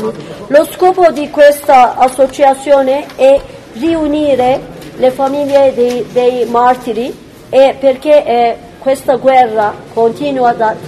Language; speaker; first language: Italian; non-native, fluent; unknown